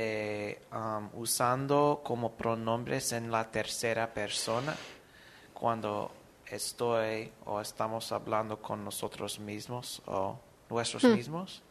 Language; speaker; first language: Spanish; non-native, fluent; English